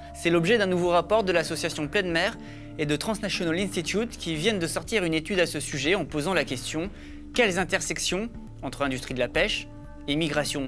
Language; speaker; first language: French; native; French